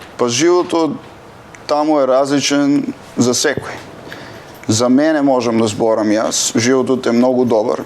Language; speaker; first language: Macedonian; native; Macedonian